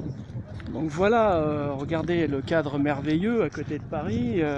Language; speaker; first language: French; native; French